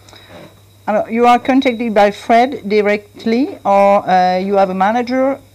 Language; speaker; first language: English; non-native, learner; French